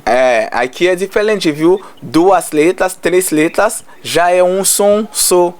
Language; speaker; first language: Portuguese; non-native, learner; Haitian Creole